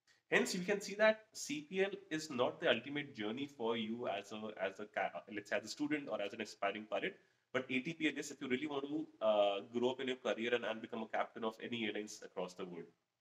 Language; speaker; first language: English; non-native, local second language; Hindi